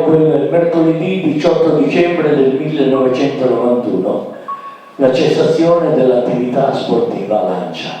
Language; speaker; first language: Italian; native; Italian